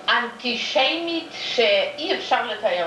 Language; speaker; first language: Hebrew; non-native, fluent; Yiddish